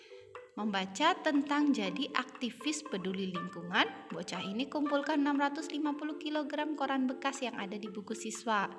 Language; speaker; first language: Indonesian; native; Indonesian